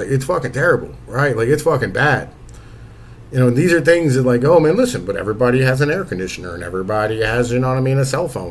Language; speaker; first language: English; native; English